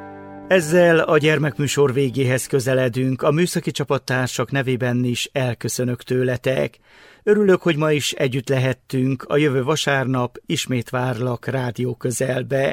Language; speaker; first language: Hungarian; native; Hungarian